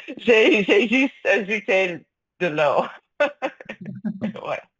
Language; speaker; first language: French; non-native, fluent; English